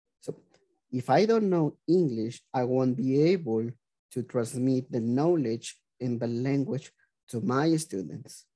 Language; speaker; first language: English; non-native, fluent; Spanish